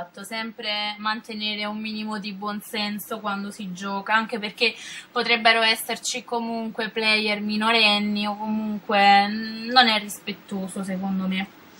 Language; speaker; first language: Italian; native; Italian